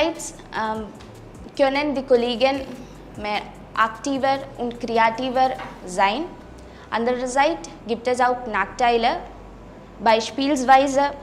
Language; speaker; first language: German; non-native, fluent; Malayalam